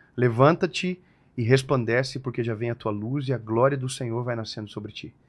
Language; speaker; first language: Portuguese; native; Portuguese